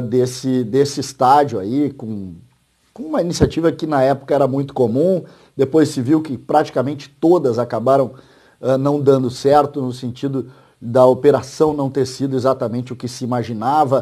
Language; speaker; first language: Portuguese; native; Portuguese